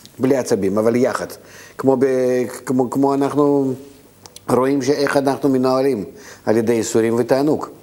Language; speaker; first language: Hebrew; non-native, fluent; Russian